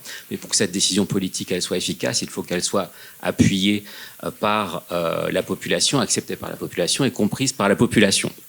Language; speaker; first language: French; native; French